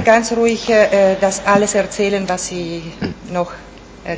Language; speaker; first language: German; non-native, fluent; Italian